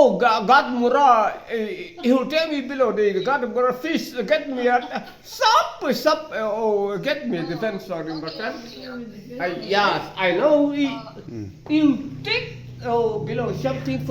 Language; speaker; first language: English; non-native, learner; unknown